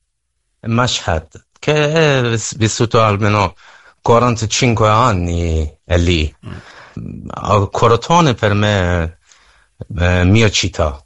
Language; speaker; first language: Italian; non-native, learner; Persian